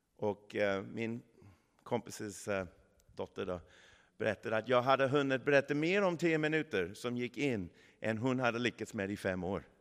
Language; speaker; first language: Swedish; non-native, fluent; English